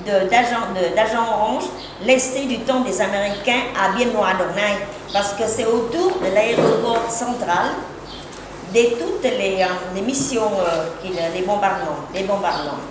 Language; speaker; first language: French; non-native, fluent; Vietnamese